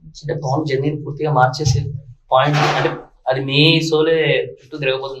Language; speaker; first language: Telugu; native; Telugu